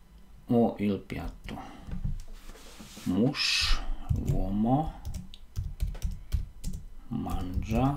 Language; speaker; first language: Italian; non-native, learner; Slovak